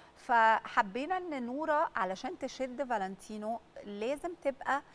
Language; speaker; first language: Arabic; native; Arabic